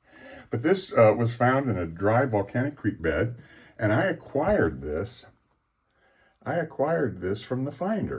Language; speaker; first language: English; native; English